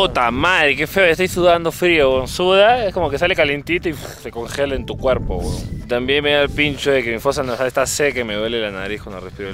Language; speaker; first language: Spanish; native; Spanish